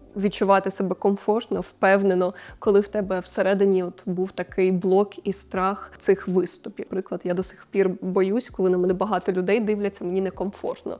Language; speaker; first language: Ukrainian; non-native, local second language; Russian